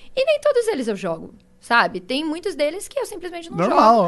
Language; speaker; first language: Portuguese; native; Portuguese